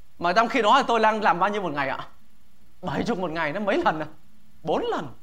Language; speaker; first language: Vietnamese; native; Vietnamese